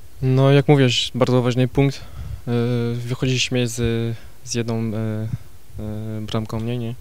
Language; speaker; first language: Polish; non-native, fluent; French